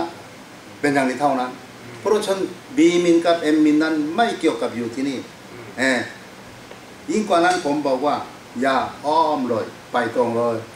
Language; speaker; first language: Thai; non-native, fluent; Korean